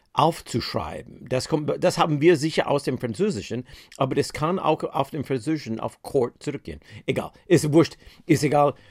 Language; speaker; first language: German; non-native, fluent; English